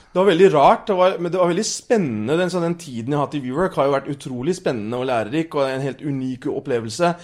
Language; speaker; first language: Norwegian; early bilingual, other home language; Urdu